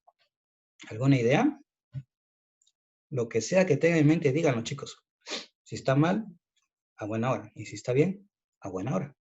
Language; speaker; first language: Spanish; native; Spanish